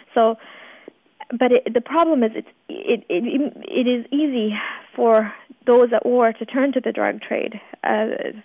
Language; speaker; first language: English; early bilingual, other home language; Persian